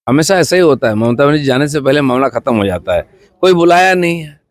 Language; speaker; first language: Hindi; non-native, local second language; Bangla